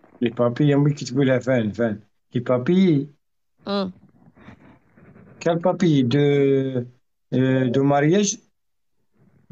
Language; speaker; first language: French; non-native, learner; Arabic